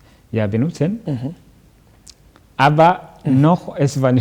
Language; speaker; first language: German; non-native, learner; Kinyarwanda